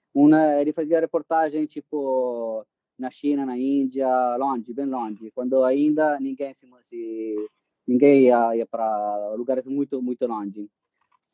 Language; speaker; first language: Portuguese; non-native, fluent; Italian